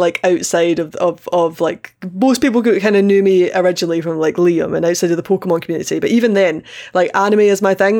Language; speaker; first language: English; native; English